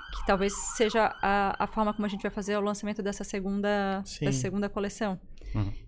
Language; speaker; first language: Portuguese; native; Portuguese